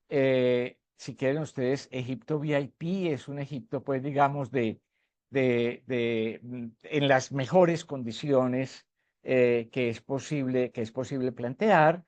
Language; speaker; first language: Spanish; native; Spanish